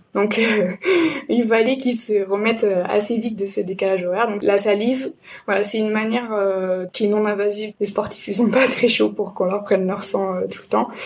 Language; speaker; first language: French; native; French